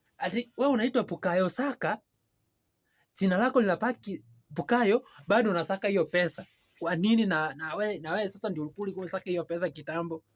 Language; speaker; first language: Swahili; native; Swahili